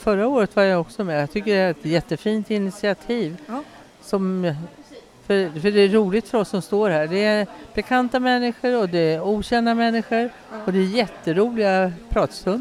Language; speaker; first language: Swedish; native; Swedish